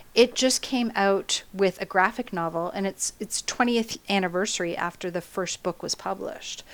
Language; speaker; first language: English; native; English